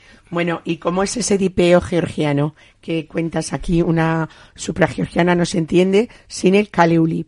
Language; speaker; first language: Spanish; native; Spanish